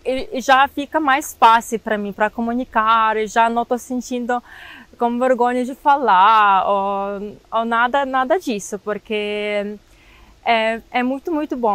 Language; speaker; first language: Portuguese; non-native, fluent; Ukrainian